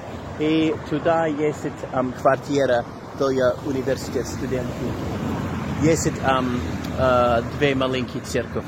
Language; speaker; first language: Russian; non-native, learner; English